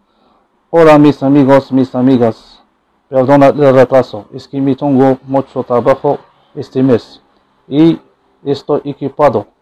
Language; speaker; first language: Spanish; non-native, learner; Arabic